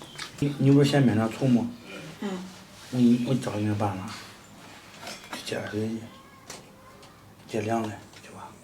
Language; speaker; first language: Chinese; native; Chinese